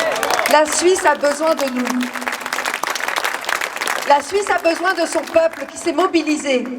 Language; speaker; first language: French; native; French